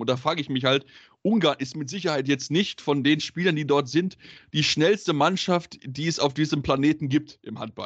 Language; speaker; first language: German; native; German